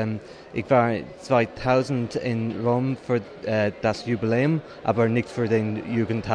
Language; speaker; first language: German; non-native, fluent; English